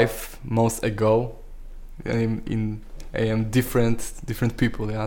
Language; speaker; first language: English; non-native, learner; Polish